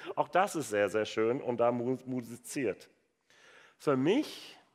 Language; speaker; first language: German; non-native, fluent; English